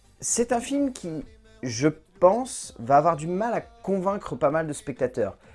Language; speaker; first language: French; native; French